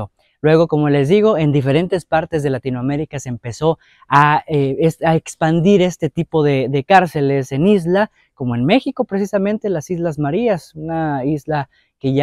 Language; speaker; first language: Spanish; native; Spanish